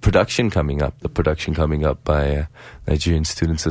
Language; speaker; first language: English; non-native, fluent; Persian